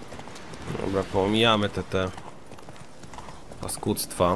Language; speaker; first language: Polish; native; Polish